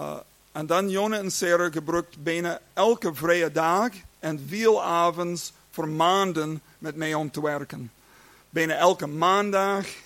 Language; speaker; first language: Dutch; non-native, learner; English